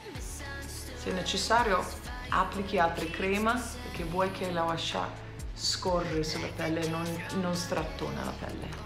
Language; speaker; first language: Italian; non-native, fluent; English